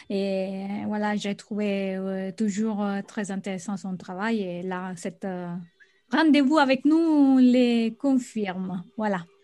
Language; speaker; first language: French; non-native, fluent; Italian